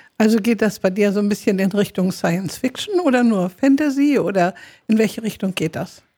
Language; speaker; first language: German; native; German